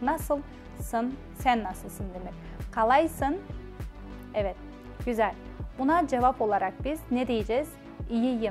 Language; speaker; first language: Turkish; non-native, fluent; Kazakh